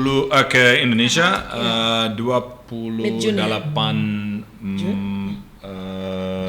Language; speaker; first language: Indonesian; non-native, learner; English